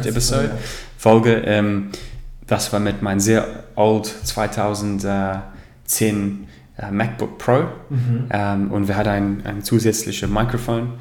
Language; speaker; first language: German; non-native, learner; English